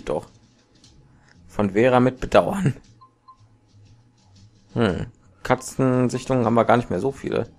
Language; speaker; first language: German; native; German